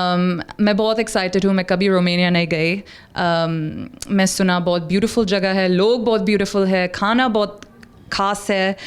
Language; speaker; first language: Hindi; non-native, local second language; English